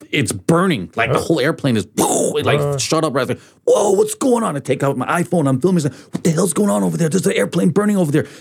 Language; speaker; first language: English; early bilingual, other home language; Danish